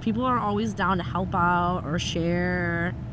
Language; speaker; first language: English; native; English